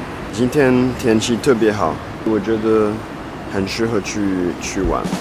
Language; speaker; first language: Chinese; non-native, fluent; French